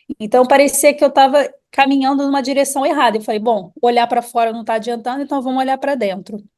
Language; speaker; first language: Portuguese; native; Portuguese